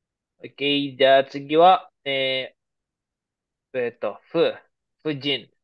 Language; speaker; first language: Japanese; non-native, fluent; Filipino